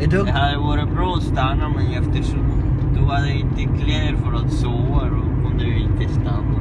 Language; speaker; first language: Swedish; non-native, fluent; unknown